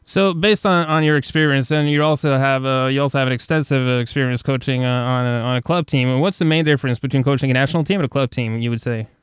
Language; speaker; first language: English; non-native, fluent; Norwegian